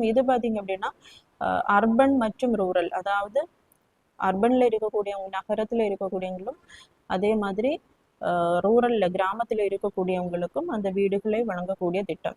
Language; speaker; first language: Tamil; native; Tamil